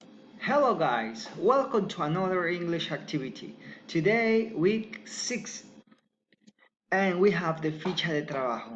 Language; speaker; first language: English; non-native, fluent; Spanish